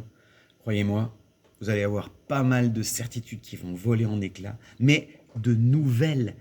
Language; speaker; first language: French; native; French